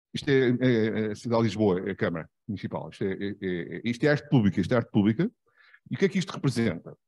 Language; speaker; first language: Portuguese; native; Portuguese